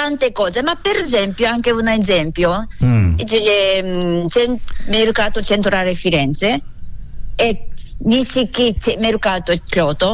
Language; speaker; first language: Italian; non-native, learner; Japanese